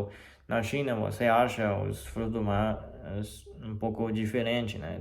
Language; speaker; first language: Portuguese; non-native, fluent; Chinese